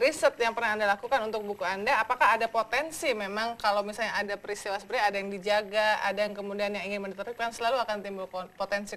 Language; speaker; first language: Indonesian; native; Indonesian